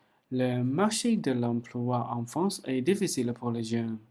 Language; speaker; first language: French; non-native, learner; Chinese